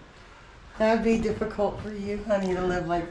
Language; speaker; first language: English; native; English